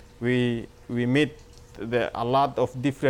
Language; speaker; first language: English; non-native, learner; Arabic